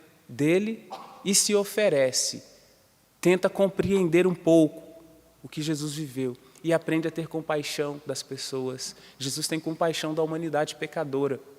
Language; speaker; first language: Portuguese; native; Portuguese